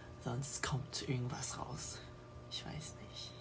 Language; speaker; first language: German; early bilingual, other home language; Chinese